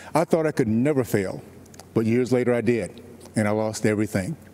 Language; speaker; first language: English; native; English